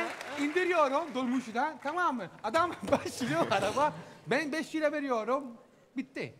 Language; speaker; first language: Turkish; non-native, learner; Italian